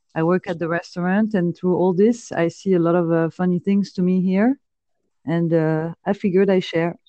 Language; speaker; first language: English; non-native, fluent; French